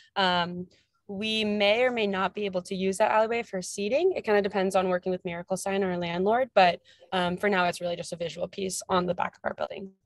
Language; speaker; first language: English; native; English